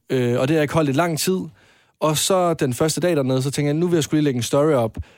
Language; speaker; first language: Danish; native; Danish